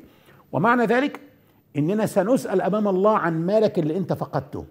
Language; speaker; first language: Arabic; native; Arabic